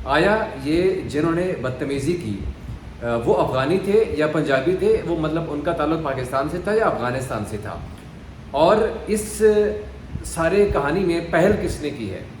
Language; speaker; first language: Urdu; non-native, local second language; Punjabi